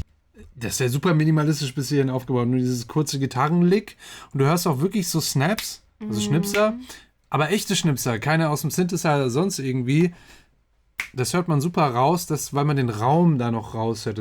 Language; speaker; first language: German; native; German